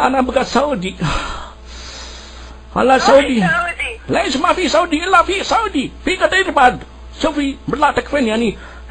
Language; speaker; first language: Arabic; non-native, learner; Urdu